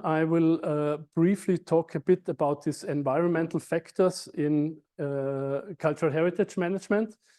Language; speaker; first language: English; non-native, fluent; German